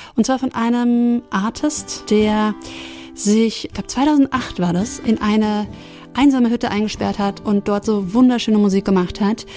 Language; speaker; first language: German; native; German